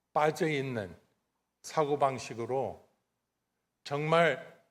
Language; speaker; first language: Korean; non-native, fluent; English